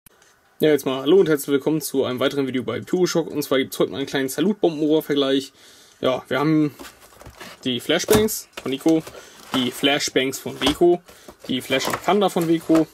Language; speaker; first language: German; native; German